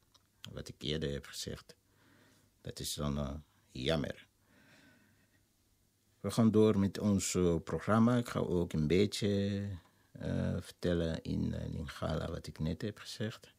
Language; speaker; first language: Dutch; non-native, fluent; Lingala